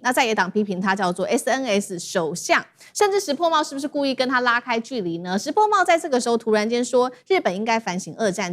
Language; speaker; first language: Chinese; native; Chinese